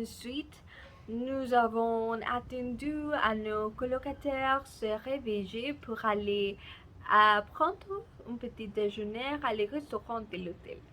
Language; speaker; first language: French; non-native, learner; Spanish